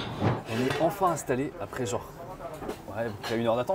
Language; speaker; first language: French; native; French